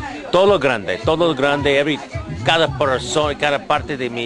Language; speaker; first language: Spanish; non-native, learner; English